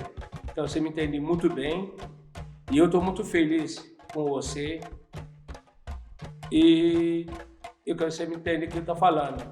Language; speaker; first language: Portuguese; non-native, learner; Yoruba